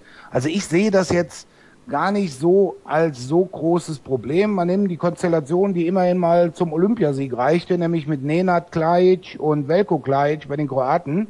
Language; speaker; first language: German; native; German